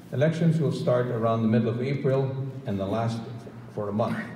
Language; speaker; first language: English; non-native, local second language; Filipino